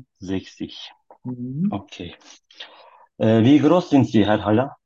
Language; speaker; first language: German; non-native, learner; Turkish